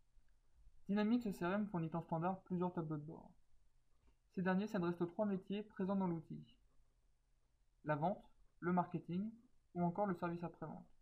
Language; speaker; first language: French; native; French